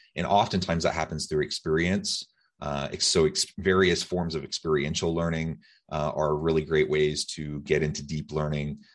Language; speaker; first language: English; native; English